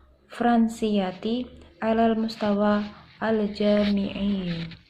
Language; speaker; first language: Arabic; non-native, learner; Indonesian